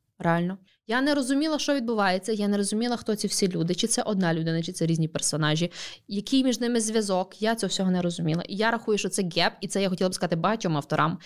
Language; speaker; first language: Ukrainian; native; Ukrainian